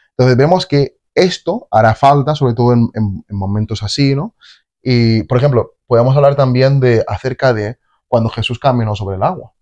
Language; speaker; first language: Spanish; native; Spanish